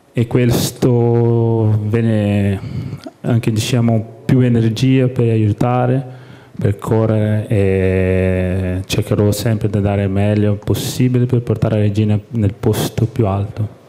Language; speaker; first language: Italian; non-native, fluent; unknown